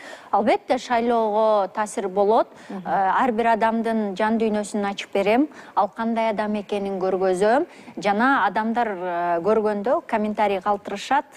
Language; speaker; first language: Kyrgyz; native; Kyrgyz